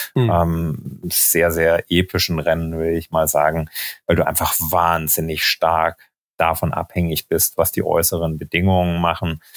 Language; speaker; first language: German; native; German